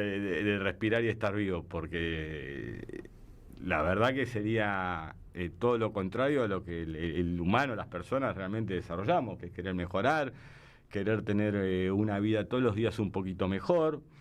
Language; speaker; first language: Spanish; native; Spanish